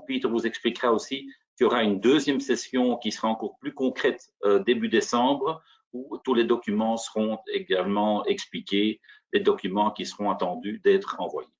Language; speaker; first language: French; native; French